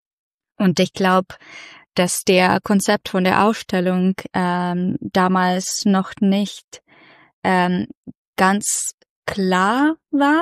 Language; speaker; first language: German; non-native, fluent; Russian